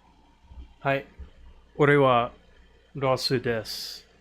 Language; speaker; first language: Japanese; non-native, learner; English